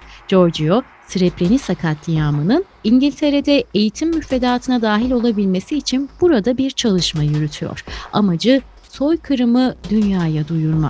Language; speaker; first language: Turkish; native; Turkish